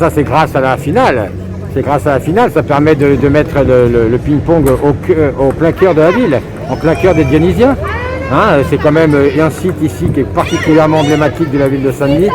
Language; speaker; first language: French; native; French